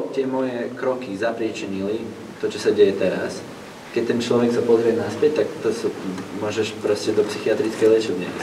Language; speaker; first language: Slovak; non-native, fluent; Russian